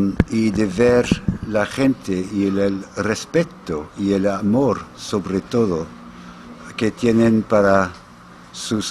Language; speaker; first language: Spanish; non-native, fluent; English